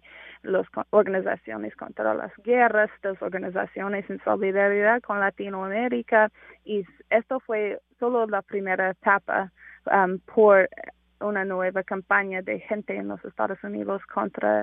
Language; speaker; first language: Spanish; non-native, fluent; English